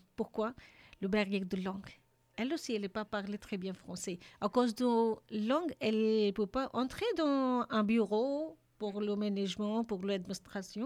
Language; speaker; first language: French; non-native, learner; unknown